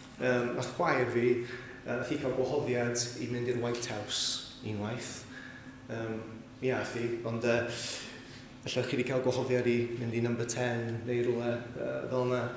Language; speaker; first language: Welsh; native; Welsh